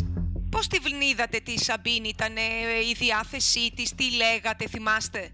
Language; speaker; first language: Greek; native; Greek